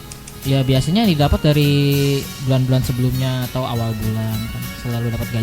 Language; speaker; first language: Indonesian; native; Indonesian